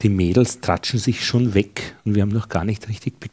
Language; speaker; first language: German; native; German